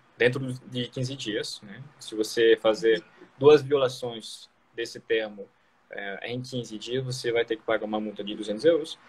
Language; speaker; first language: Portuguese; non-native, fluent; French